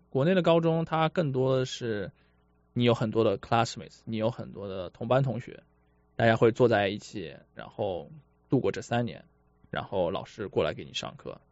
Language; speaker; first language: Chinese; native; Chinese